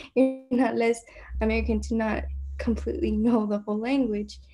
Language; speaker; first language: English; native; English